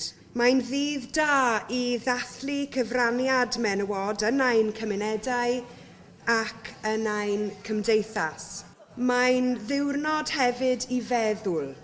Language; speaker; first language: Welsh; non-native, local second language; English